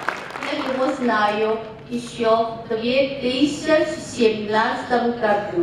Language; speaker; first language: Russian; non-native, fluent; Chinese